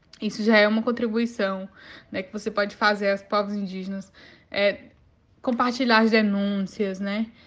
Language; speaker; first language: Portuguese; native; Portuguese